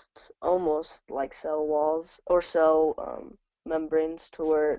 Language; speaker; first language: English; native; English